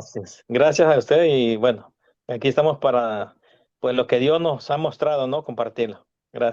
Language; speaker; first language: Spanish; native; Spanish